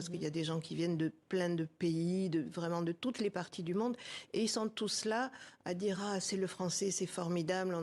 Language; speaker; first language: French; native; French